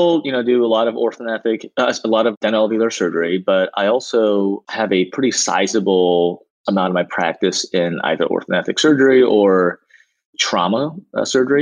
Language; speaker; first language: English; native; English